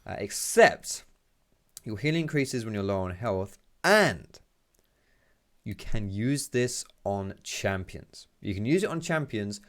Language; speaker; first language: English; native; English